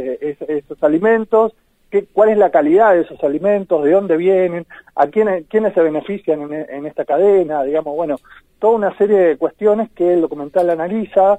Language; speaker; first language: Spanish; native; Spanish